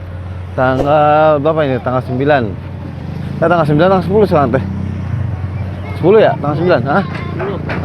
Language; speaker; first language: Indonesian; non-native, local second language; Sundanese